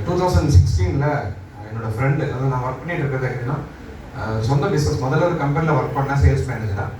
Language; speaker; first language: Tamil; non-native, local second language; Malayalam